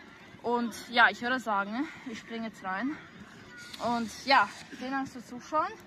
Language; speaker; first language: German; early bilingual, other home language; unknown